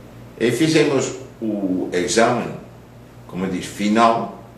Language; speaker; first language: Portuguese; non-native, fluent; Dutch